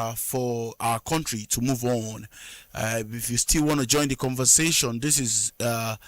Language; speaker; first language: English; non-native, local second language; Yoruba